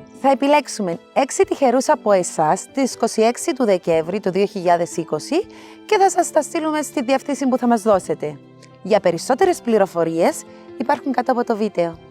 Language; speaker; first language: Greek; native; Greek